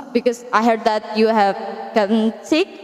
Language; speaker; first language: English; non-native, learner; Indonesian